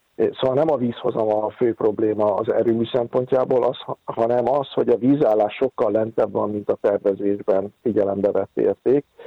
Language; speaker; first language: Hungarian; native; Hungarian